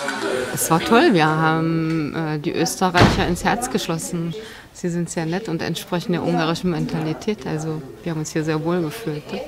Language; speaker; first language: German; non-native, fluent; Hungarian